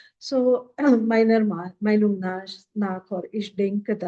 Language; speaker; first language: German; non-native, fluent; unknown